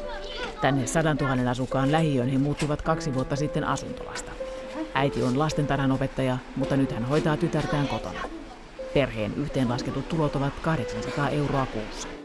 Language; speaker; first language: Finnish; native; Finnish